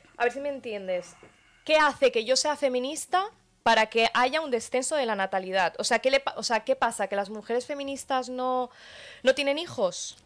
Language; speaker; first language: Spanish; early bilingual, other home language; Arabic